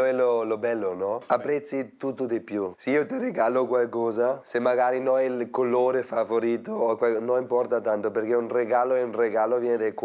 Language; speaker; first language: Italian; non-native, fluent; German